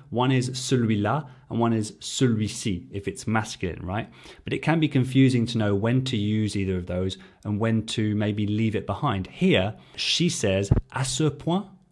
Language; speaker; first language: English; native; English